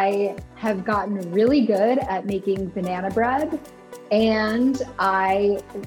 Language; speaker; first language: English; native; English